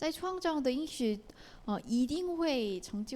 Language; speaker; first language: Chinese; non-native, learner; Korean